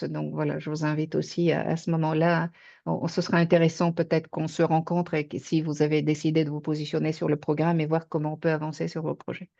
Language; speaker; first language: French; native; French